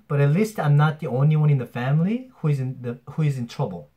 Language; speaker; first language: English; non-native, fluent; Korean